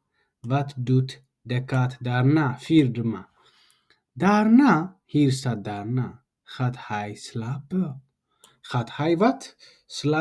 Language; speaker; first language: Dutch; non-native, learner; Tigrinya